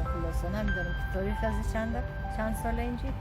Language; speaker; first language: Persian; native; Persian